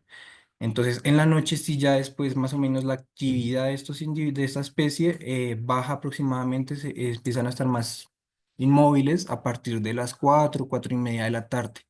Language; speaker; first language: Spanish; native; Spanish